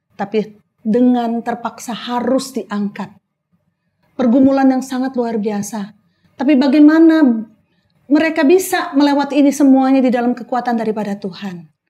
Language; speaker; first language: Indonesian; native; Indonesian